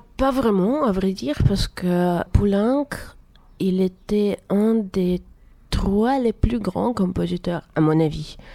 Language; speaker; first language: French; non-native, fluent; Russian